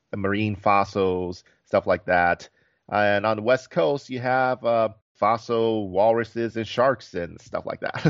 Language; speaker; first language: English; native; English